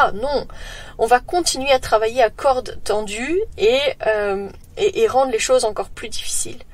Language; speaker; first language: French; native; French